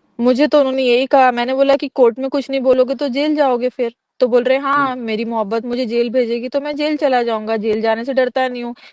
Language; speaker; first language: Hindi; native; Hindi